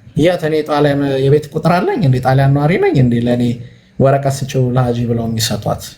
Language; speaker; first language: Amharic; native; Amharic